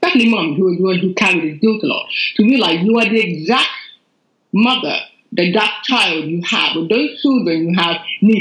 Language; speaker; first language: English; non-native, local second language; Yoruba